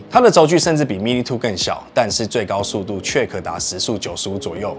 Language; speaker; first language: Chinese; native; Chinese